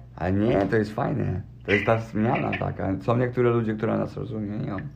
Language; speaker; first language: Polish; early bilingual, heritage; Polish